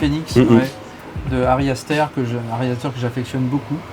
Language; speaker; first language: French; native; French